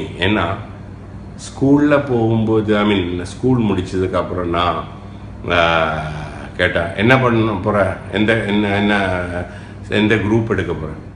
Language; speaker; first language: Tamil; non-native, local second language; Malayalam